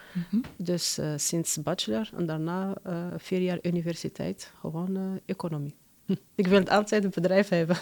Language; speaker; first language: Dutch; non-native, fluent; Arabic